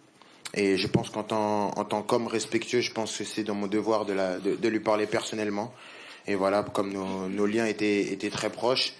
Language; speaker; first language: French; native; French